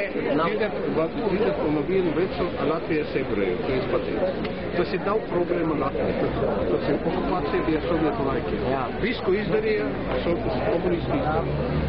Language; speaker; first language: Latvian; non-native, learner; Russian